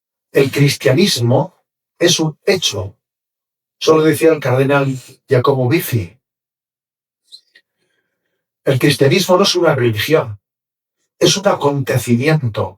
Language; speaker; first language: Spanish; native; Spanish